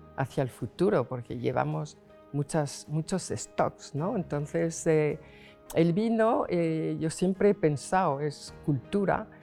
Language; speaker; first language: Spanish; non-native, fluent; French